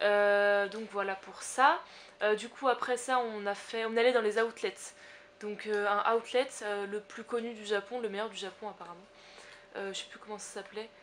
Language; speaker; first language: French; native; French